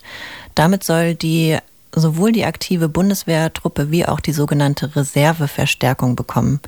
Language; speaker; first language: German; native; German